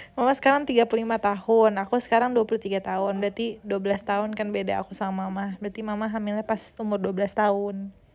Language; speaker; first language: Indonesian; native; Indonesian